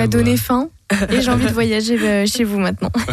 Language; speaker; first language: French; native; French